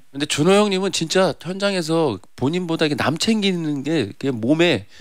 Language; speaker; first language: Korean; native; Korean